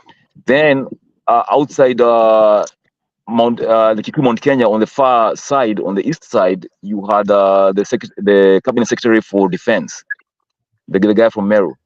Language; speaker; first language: English; non-native, local second language; Swahili